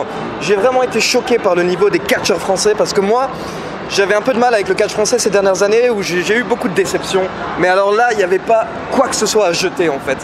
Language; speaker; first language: French; native; French